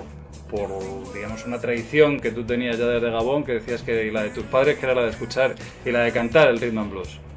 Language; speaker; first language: Spanish; native; Spanish